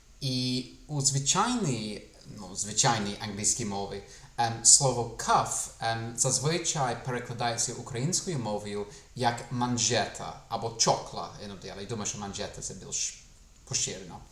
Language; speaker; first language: Ukrainian; non-native, fluent; English